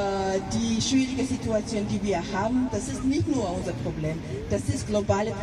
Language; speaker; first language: German; non-native, local second language; Georgian